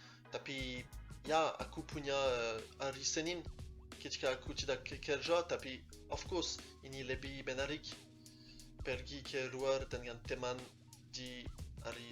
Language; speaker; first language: Indonesian; non-native, learner; French